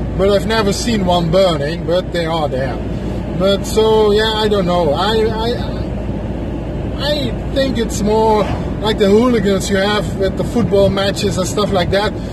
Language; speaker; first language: English; non-native, fluent; Dutch